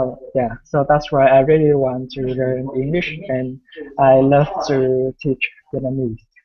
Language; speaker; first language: English; non-native, learner; Vietnamese